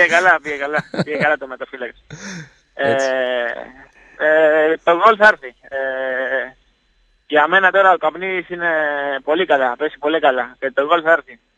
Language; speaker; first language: Greek; non-native, fluent; Italian